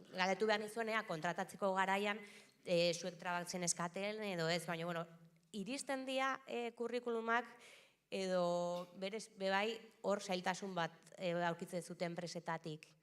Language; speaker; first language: Basque; native; Basque